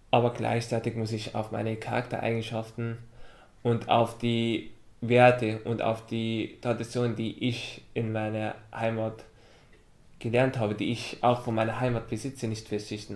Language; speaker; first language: German; early bilingual, other home language; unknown